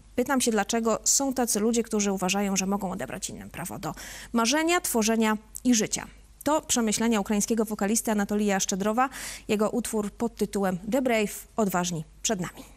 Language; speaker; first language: Polish; native; Polish